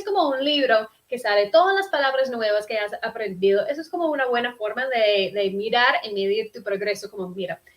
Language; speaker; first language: Spanish; non-native, fluent; English